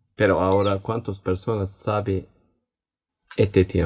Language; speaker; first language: Spanish; non-native, learner; Turkish